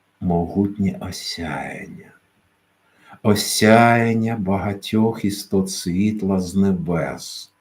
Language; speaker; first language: Ukrainian; native; Ukrainian